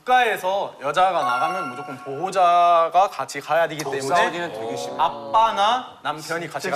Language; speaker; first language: Korean; non-native, fluent; Arabic